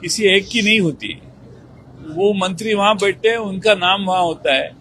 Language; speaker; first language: Hindi; non-native, local second language; Marathi